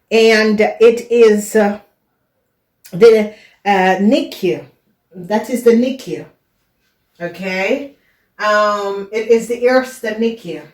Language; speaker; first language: Dutch; non-native, learner; English